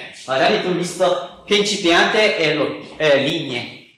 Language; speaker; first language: Italian; non-native, learner; Chinese